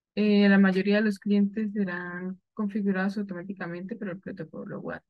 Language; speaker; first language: Spanish; native; Spanish